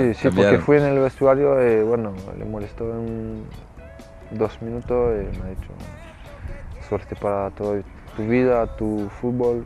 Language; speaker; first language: Spanish; non-native, fluent; French